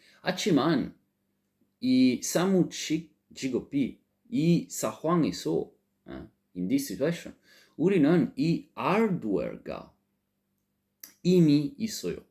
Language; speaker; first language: Korean; non-native, learner; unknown